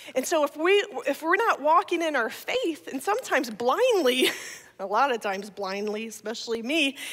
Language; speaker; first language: English; native; English